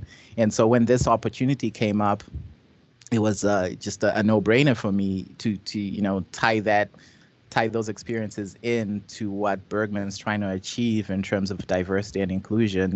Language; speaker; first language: English; non-native, local second language; Shona